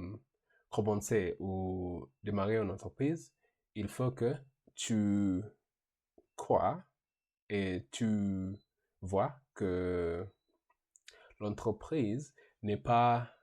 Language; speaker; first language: French; non-native, learner; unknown